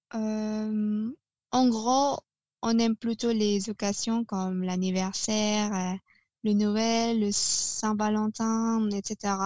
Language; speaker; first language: French; non-native, fluent; Filipino